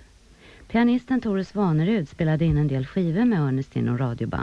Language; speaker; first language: Swedish; native; Swedish